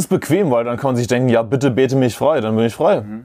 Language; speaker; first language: German; native; German